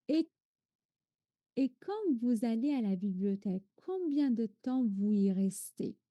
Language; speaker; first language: French; non-native, fluent; Arabic